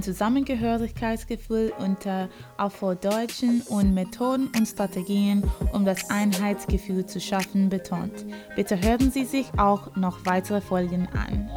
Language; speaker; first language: German; non-native, learner; English